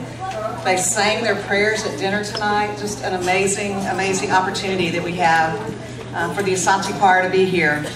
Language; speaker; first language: English; native; English